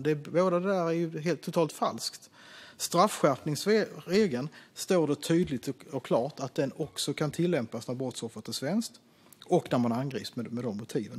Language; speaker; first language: Swedish; native; Swedish